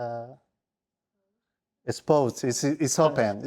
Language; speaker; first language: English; non-native, learner; Spanish